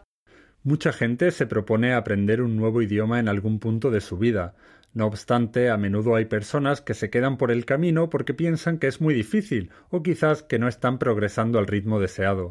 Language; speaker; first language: Spanish; native; Spanish